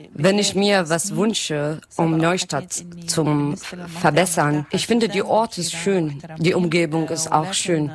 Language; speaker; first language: German; non-native, learner; Arabic